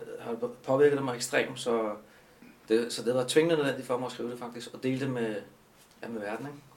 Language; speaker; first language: Danish; early bilingual, other home language; Spanish